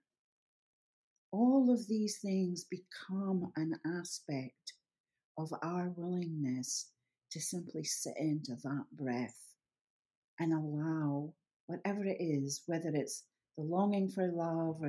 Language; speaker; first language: English; native; English